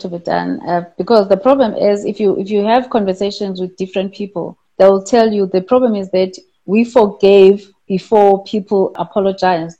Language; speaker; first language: English; non-native, local second language; Xhosa